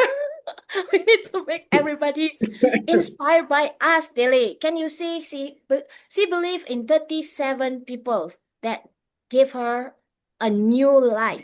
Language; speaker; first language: English; non-native, fluent; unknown